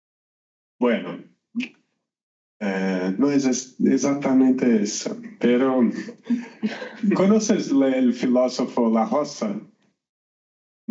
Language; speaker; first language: Spanish; non-native, learner; Portuguese